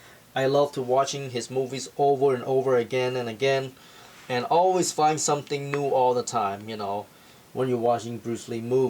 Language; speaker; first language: English; non-native, fluent; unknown